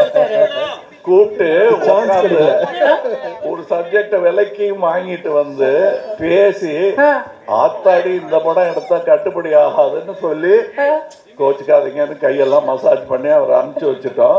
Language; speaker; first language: Tamil; native; Tamil